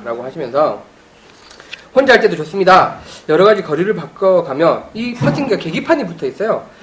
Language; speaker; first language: Korean; native; Korean